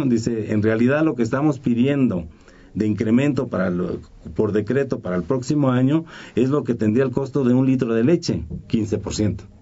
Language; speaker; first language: Spanish; native; Spanish